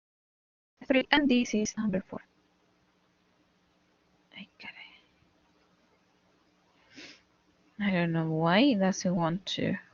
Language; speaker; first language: English; non-native, fluent; Spanish